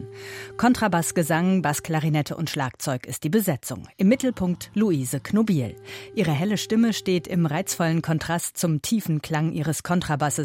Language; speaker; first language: German; native; German